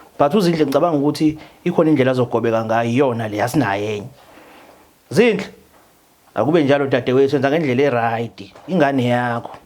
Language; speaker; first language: Zulu; native; Zulu